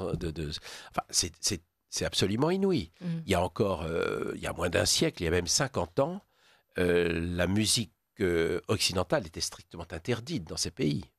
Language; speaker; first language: French; native; French